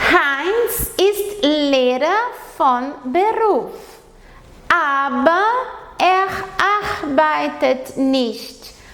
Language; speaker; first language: German; non-native, fluent; Portuguese